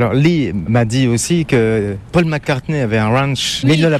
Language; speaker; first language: French; native; French